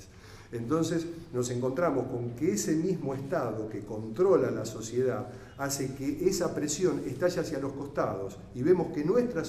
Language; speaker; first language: Spanish; native; Spanish